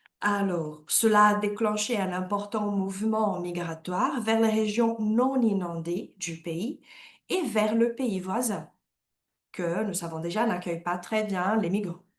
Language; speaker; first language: French; non-native, fluent; Portuguese